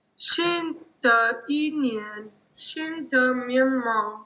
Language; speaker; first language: Chinese; non-native, learner; English